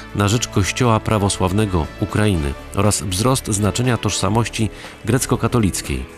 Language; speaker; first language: Polish; native; Polish